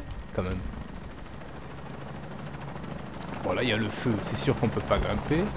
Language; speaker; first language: French; native; French